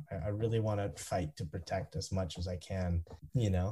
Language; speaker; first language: English; native; English